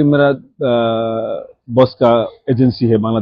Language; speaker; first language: Hindi; non-native, local second language; Bangla